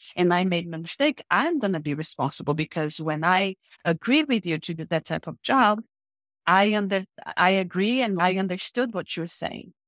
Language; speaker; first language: English; non-native, fluent; Portuguese